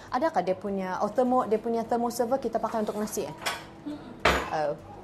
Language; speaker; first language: English; non-native, local second language; Malay